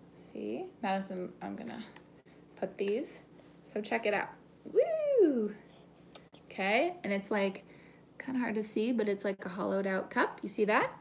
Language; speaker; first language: English; native; English